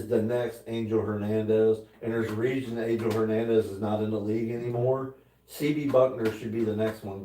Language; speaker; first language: English; native; English